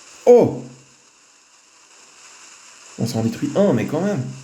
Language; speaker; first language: French; native; French